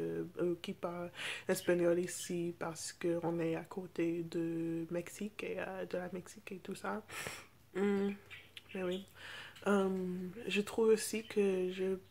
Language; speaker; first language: French; non-native, fluent; English